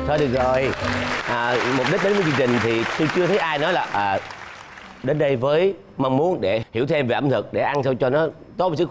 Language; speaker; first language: Vietnamese; native; Vietnamese